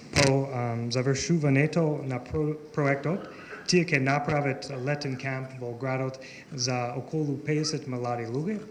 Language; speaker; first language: Macedonian; non-native, learner; English